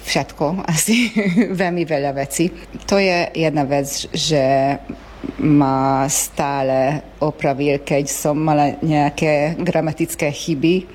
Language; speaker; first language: Slovak; early bilingual, heritage; Slovak